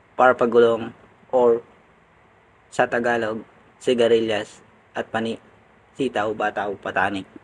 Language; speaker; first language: Filipino; non-native, local second language; Bikol